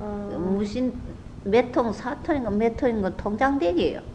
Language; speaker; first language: Korean; native; Korean